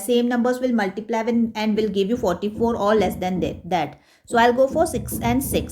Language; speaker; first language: English; non-native, local second language; Hindi